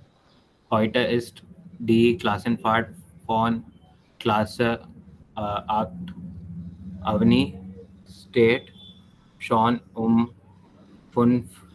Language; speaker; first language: German; non-native, learner; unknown